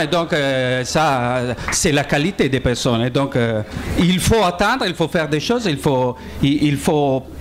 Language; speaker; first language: French; non-native, fluent; Italian